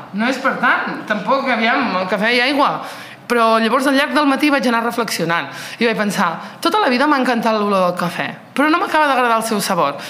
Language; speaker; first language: Catalan; early bilingual, other home language; Riffian